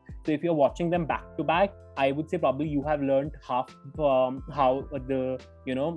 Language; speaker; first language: English; non-native, local second language; Hindi